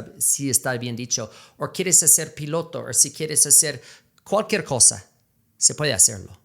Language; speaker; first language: Spanish; non-native, fluent; English